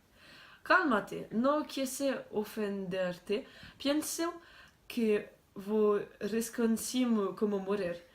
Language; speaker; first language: Spanish; non-native, learner; French